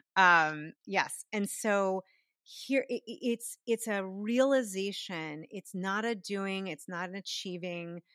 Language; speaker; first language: English; native; English